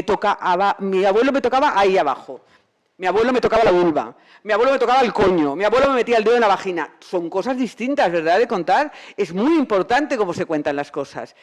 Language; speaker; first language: Spanish; native; Spanish